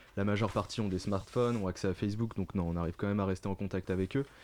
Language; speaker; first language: French; native; French